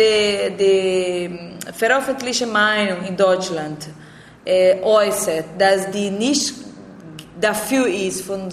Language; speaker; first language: German; non-native, learner; Portuguese